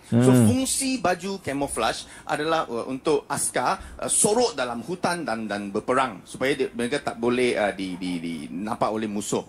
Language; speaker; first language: Malay; non-native, local second language; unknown